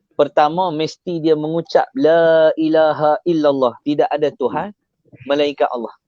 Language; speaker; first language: Malay; native; Malay